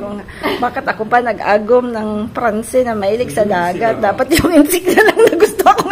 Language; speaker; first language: Filipino; native; Filipino